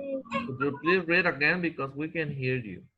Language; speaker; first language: English; non-native, fluent; Spanish